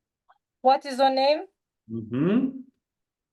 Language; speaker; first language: English; non-native, learner; Kazakh